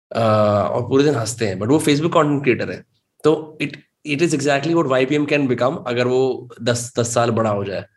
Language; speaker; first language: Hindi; native; Hindi